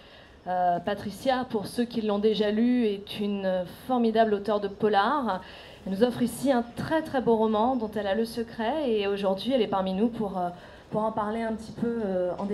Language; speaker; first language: French; native; French